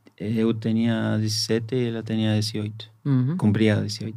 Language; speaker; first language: Portuguese; non-native, learner; Spanish